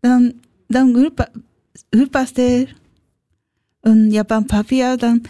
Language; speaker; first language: German; non-native, learner; Japanese